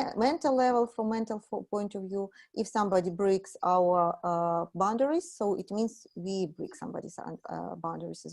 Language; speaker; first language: English; non-native, fluent; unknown